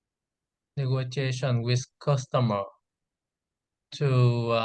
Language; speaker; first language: English; non-native, learner; Vietnamese